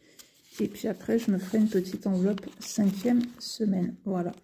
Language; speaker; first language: French; native; French